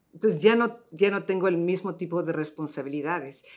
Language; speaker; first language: Spanish; native; Spanish